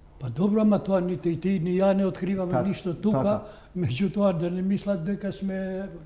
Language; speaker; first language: Macedonian; non-native, local second language; Albanian